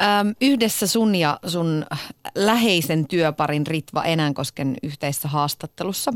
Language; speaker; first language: Finnish; native; Finnish